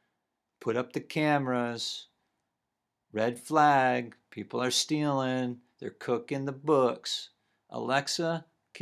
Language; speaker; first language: English; native; English